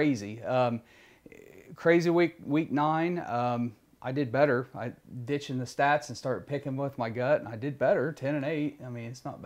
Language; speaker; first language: English; native; English